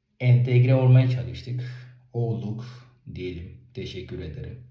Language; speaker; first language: Turkish; non-native, fluent; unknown